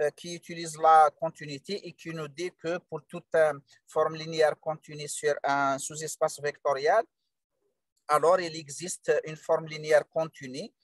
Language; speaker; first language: French; non-native, local second language; Arabic